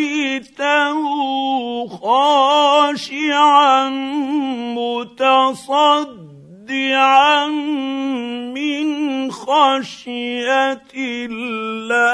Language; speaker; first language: Arabic; native; Arabic